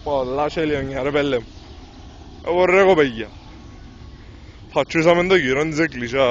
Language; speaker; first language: Greek; native; Greek